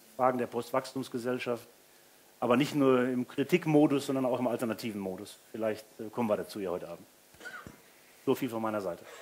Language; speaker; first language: German; native; German